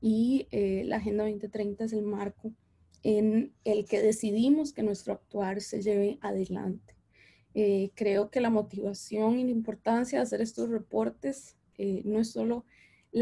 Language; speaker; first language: Spanish; native; Spanish